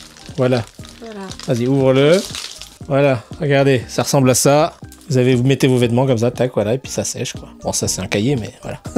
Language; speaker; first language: French; native; French